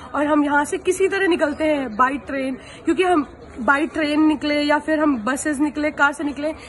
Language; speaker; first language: Hindi; native; Hindi